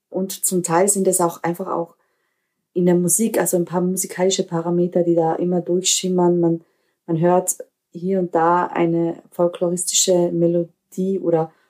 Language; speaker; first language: German; native; German